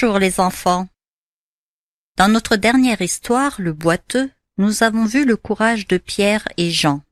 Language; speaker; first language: French; native; French